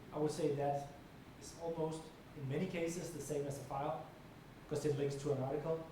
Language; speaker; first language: English; non-native, fluent; Danish